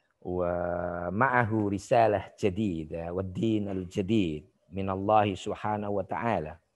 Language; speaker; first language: Arabic; non-native, fluent; Indonesian